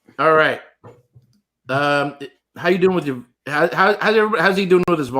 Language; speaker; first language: English; native; English